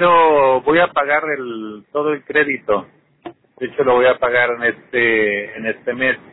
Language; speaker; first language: Spanish; native; Spanish